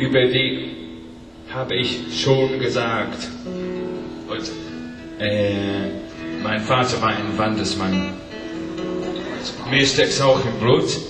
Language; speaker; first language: German; non-native, learner; English